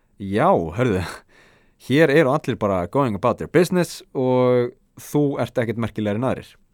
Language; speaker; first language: Icelandic; native; Icelandic